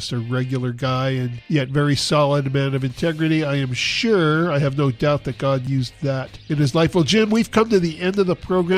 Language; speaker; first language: English; native; English